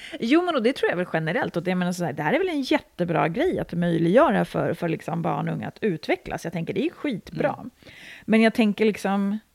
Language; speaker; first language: Swedish; native; Swedish